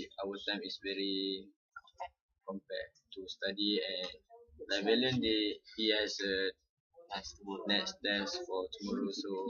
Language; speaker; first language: English; non-native, local second language; Malay